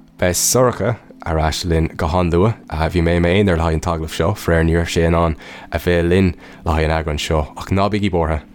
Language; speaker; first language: Irish; non-native, local second language; English